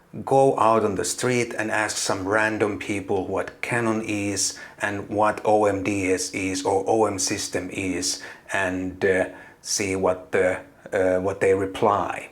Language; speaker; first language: English; non-native, fluent; Finnish